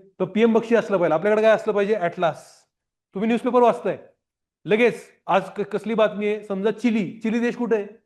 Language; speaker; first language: Marathi; non-native, local second language; Gujarati